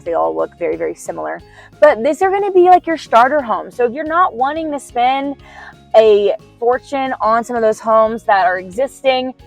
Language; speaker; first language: English; native; English